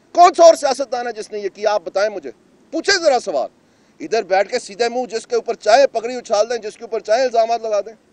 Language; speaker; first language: Urdu; non-native, local second language; Punjabi